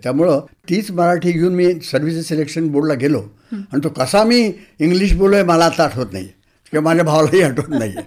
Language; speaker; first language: Marathi; native; Marathi